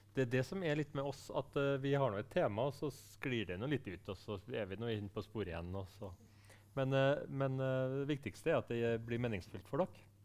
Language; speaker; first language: Norwegian; native; Norwegian